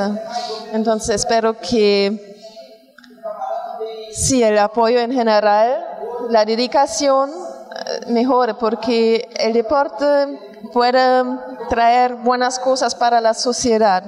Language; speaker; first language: Spanish; non-native, fluent; German